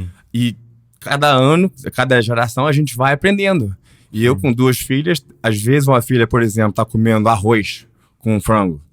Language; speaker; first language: Portuguese; early bilingual, heritage; Portuguese